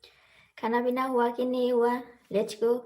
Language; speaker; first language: Hindi; non-native, local second language; Bodo